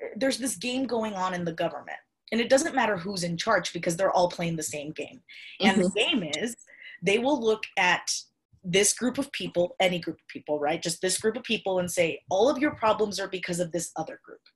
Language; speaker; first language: English; early bilingual, other home language; Spanish